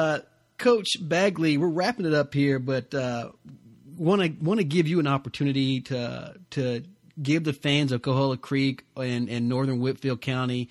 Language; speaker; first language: English; native; English